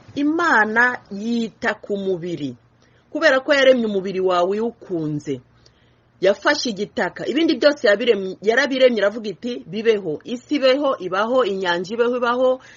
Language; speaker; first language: Kinyarwanda; non-native, local second language; Swahili